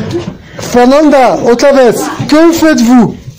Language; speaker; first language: Spanish; non-native, learner; French